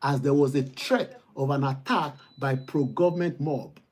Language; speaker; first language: English; non-native, local second language; Yoruba